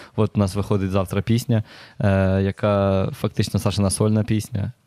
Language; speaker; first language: Ukrainian; native; Ukrainian